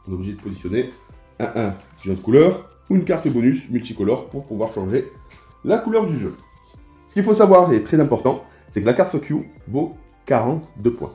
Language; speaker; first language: French; native; French